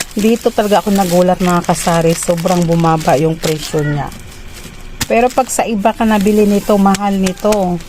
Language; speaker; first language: Filipino; non-native, local second language; Cebuano